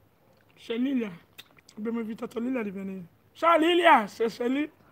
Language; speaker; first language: Italian; non-native, learner; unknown